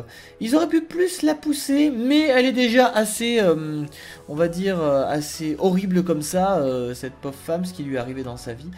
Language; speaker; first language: French; native; French